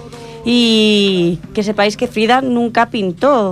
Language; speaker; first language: Spanish; native; Spanish